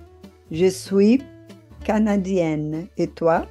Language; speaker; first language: French; non-native, fluent; Portuguese